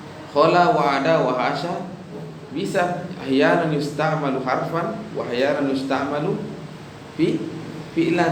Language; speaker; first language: Arabic; non-native, fluent; Indonesian